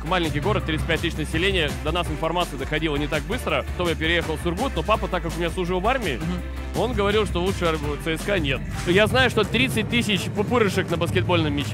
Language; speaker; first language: Russian; native; Russian